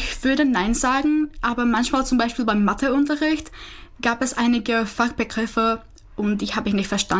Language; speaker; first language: German; non-native, fluent; Czech